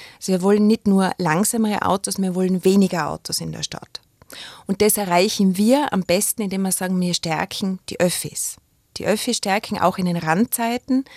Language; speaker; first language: German; native; German